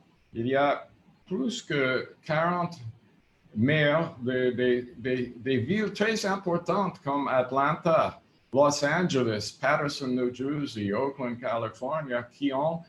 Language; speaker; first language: French; non-native, fluent; English